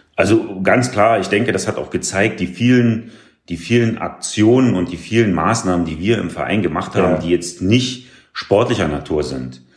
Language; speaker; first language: German; native; German